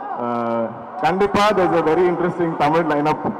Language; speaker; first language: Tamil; non-native, local second language; Malayalam